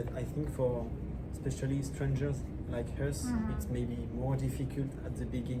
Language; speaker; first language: English; non-native, learner; French